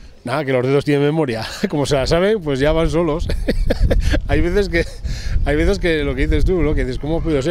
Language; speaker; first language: Spanish; native; Spanish